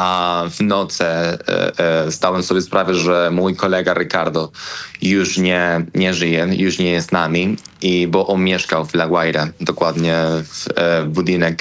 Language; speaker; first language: Polish; non-native, learner; Spanish